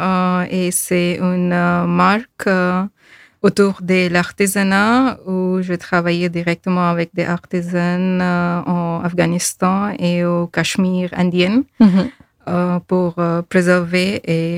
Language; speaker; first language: French; non-native, fluent; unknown